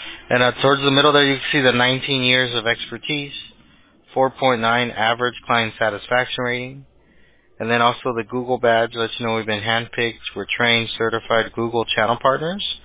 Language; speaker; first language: English; early bilingual, other home language; Spanish